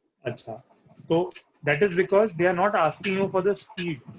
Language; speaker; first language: English; non-native, local second language; Hindi